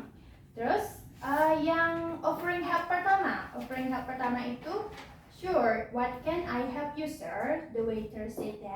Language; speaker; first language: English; non-native, learner; Indonesian